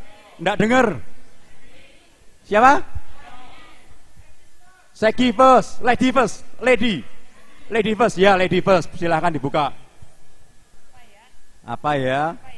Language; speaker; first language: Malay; non-native, local second language; Javanese